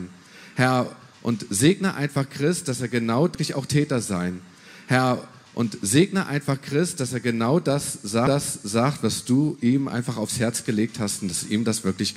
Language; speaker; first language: German; native; German